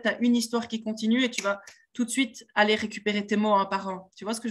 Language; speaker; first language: French; native; French